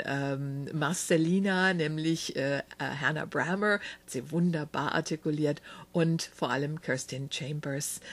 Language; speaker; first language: German; native; German